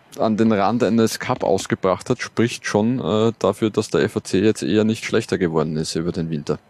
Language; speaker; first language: German; native; German